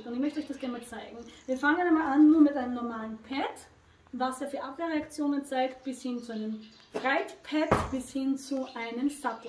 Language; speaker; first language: German; native; German